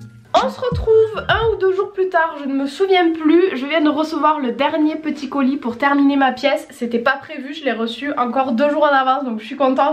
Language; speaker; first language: French; native; French